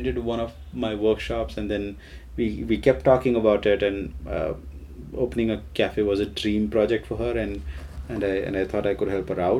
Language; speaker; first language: English; non-native, local second language; Gujarati